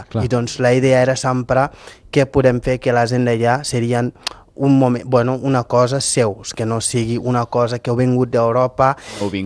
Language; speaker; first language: Catalan; non-native, fluent; Fula